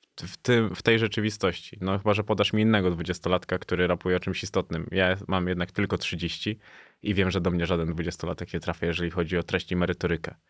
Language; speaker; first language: Polish; native; Polish